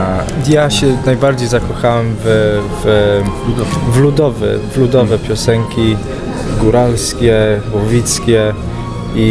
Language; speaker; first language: Polish; early bilingual, heritage; English